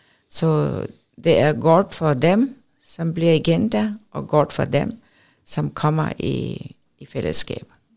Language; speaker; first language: Danish; non-native, fluent; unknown